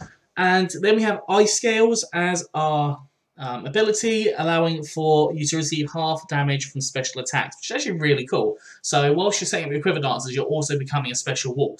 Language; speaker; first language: English; native; English